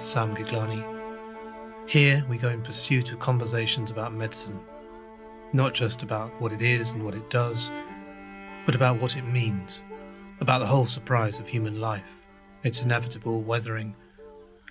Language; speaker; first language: English; native; English